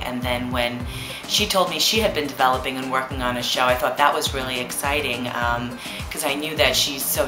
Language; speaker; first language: English; native; English